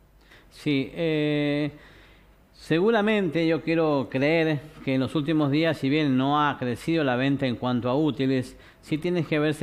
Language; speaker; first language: Spanish; native; Spanish